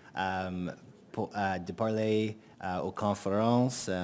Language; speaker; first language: French; non-native, learner; English